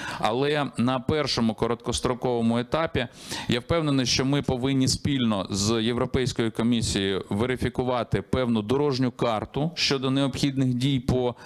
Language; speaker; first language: Ukrainian; native; Ukrainian